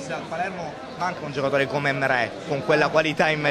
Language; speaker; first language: Italian; native; Italian